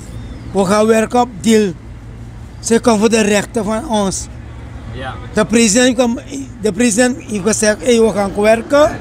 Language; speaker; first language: Dutch; non-native, local second language; Sranan Tongo